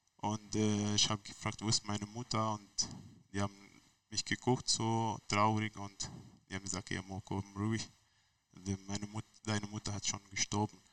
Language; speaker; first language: German; non-native, learner; Arabic